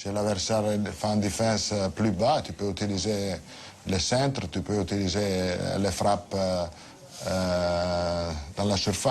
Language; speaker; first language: French; non-native, fluent; Italian